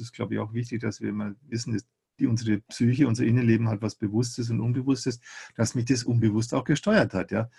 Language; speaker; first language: German; native; German